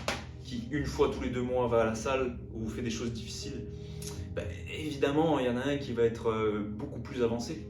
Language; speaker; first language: French; native; French